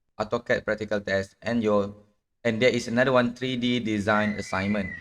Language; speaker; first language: English; non-native, local second language; Malay